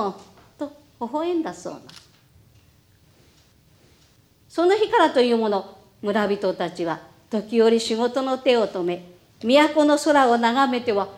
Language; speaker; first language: Japanese; native; Japanese